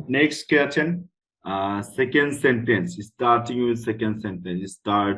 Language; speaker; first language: English; non-native, fluent; Bangla